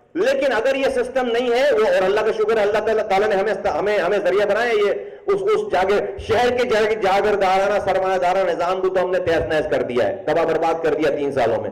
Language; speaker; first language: Urdu; native; Urdu